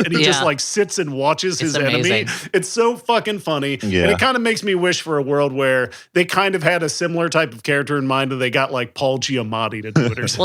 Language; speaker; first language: English; native; English